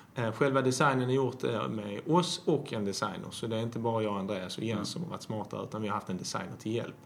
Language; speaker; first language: Swedish; native; Swedish